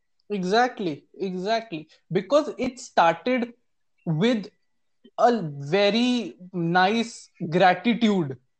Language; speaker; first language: English; non-native, local second language; Hindi